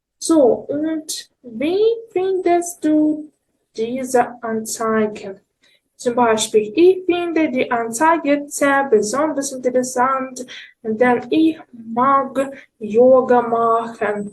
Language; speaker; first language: German; non-native, learner; Ukrainian